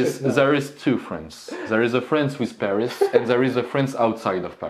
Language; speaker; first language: English; non-native, learner; French